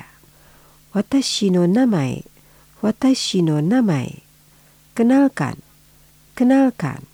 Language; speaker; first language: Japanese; non-native, fluent; Indonesian